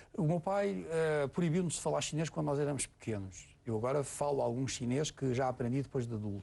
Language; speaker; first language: Portuguese; native; Portuguese